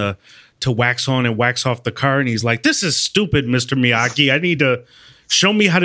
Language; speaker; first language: English; native; English